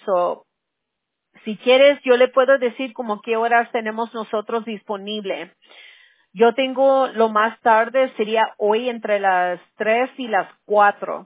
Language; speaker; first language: Spanish; non-native, local second language; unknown